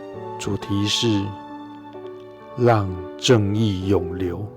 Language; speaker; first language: Chinese; native; Chinese